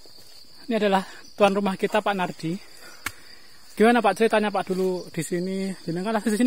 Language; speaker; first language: Indonesian; native; Indonesian